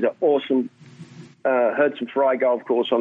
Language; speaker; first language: English; native; English